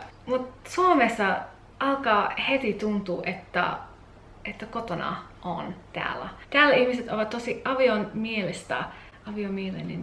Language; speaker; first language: Finnish; non-native, learner; English